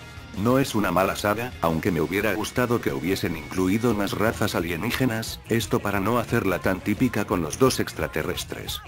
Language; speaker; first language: Spanish; native; Spanish